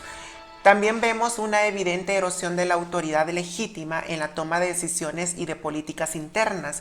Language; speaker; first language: Spanish; native; Spanish